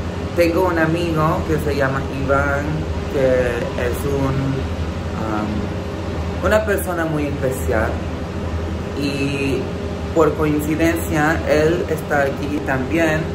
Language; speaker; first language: Spanish; early bilingual, heritage; English